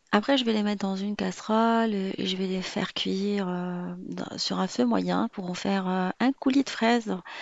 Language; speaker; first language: French; non-native, local second language; Arabic